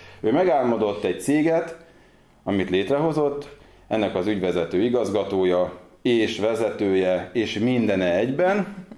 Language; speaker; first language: Hungarian; native; Hungarian